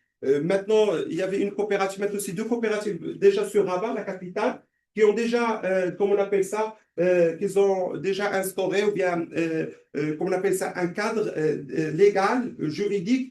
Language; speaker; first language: French; non-native, local second language; Arabic